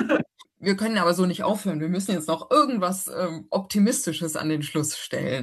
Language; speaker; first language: German; native; German